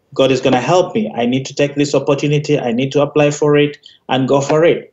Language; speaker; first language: English; non-native, local second language; Ganda